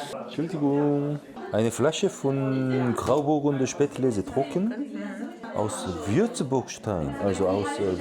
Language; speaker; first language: German; non-native, learner; Korean